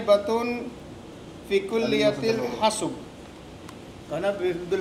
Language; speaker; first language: Arabic; non-native, learner; Filipino